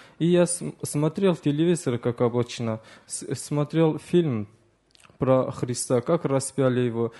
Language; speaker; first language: Russian; early bilingual, other home language; Azerbaijani